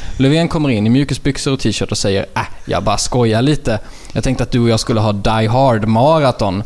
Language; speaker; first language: Swedish; native; Swedish